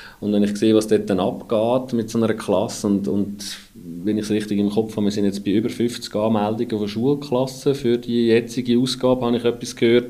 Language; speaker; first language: German; native; German